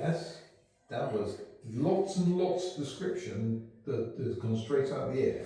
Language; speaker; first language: English; native; English